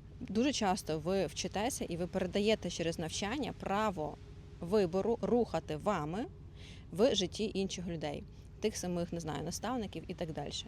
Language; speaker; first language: Ukrainian; non-native, local second language; Russian